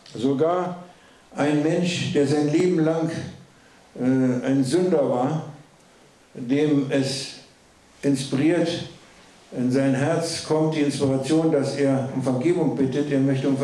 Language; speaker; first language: German; native; German